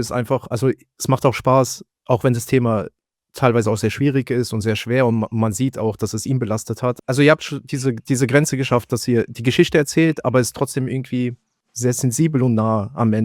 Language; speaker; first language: German; native; German